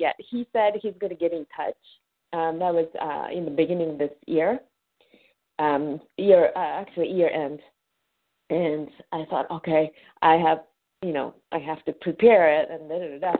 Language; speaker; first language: English; non-native, fluent; Japanese